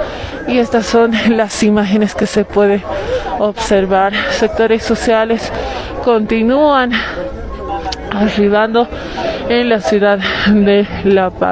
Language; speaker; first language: Spanish; native; Spanish